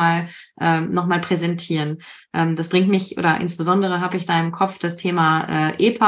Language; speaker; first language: German; native; German